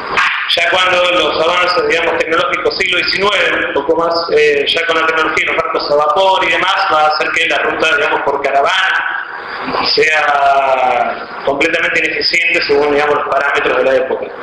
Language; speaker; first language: Spanish; native; Spanish